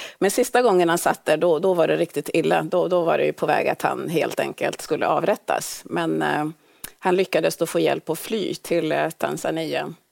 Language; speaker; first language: Swedish; early bilingual, other home language; Swahili